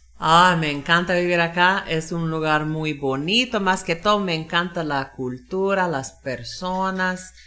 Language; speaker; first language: Spanish; non-native, fluent; English